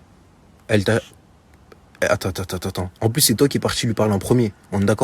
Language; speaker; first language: French; native; French